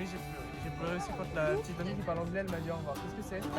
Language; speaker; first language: French; native; French